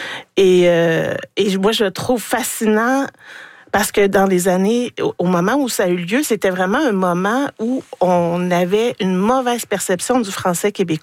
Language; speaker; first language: French; native; French